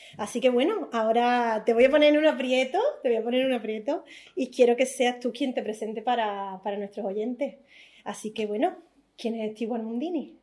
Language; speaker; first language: Spanish; native; Spanish